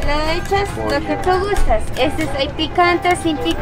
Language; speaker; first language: Spanish; native; Spanish